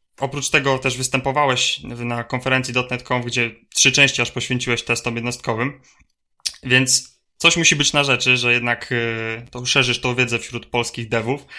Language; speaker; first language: Polish; native; Polish